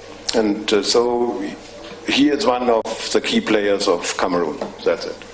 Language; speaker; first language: English; non-native, fluent; German